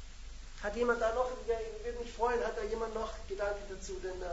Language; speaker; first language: German; native; German